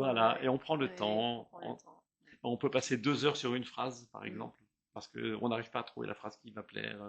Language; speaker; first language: French; native; French